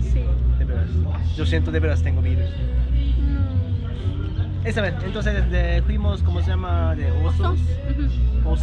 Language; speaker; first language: Spanish; non-native, learner; Japanese